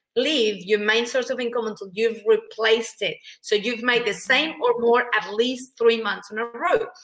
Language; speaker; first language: English; non-native, fluent; Spanish